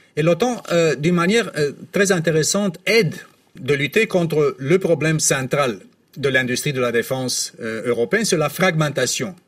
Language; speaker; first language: French; non-native, fluent; Romanian